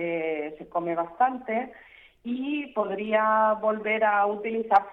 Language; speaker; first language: Spanish; native; Spanish